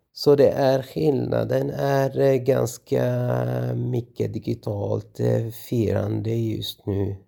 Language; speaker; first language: Swedish; non-native, learner; Arabic